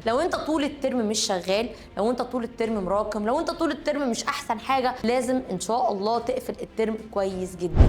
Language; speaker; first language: Arabic; native; Arabic